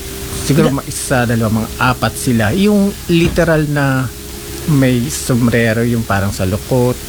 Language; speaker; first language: Filipino; native; Filipino